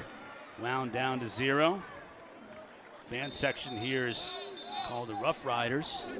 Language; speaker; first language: English; native; English